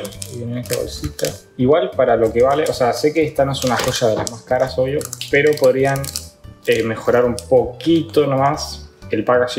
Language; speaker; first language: Spanish; native; Spanish